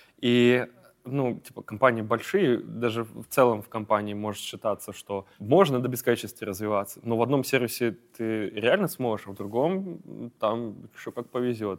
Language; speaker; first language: Russian; native; Russian